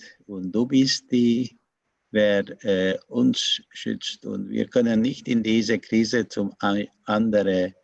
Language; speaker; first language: German; non-native, learner; Hungarian